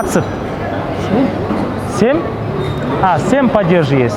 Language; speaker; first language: Russian; non-native, local second language; Kyrgyz